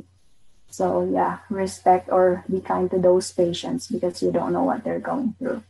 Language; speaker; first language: English; non-native, local second language; Bikol